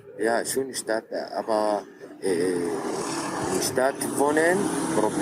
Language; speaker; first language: German; non-native, learner; Arabic